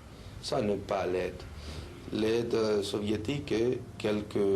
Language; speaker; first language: French; non-native, fluent; Spanish